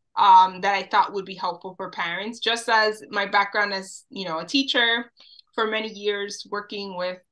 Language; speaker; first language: English; early bilingual, other home language; Spanish